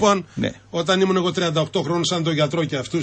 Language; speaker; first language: Greek; native; Greek